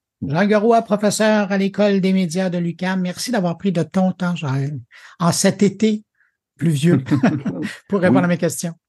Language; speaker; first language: French; native; French